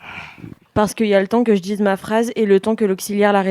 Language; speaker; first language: French; native; French